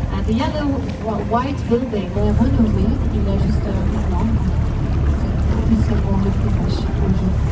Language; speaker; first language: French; non-native, local second language; Dutch